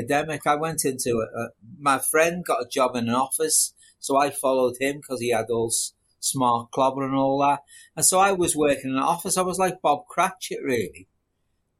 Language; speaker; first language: English; native; English